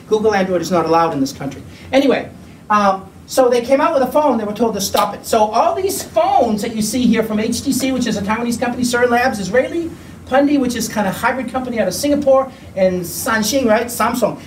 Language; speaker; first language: English; native; English